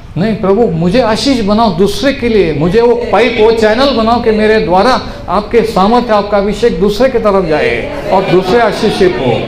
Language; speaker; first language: Hindi; non-native, local second language; Marathi